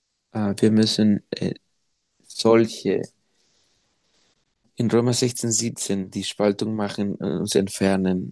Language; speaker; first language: German; non-native, fluent; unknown